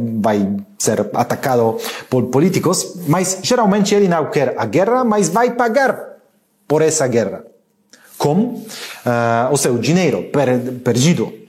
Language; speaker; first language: Portuguese; non-native, learner; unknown